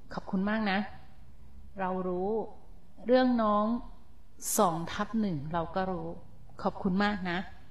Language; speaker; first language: Thai; native; Thai